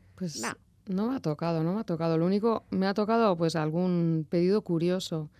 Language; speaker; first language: Spanish; native; Spanish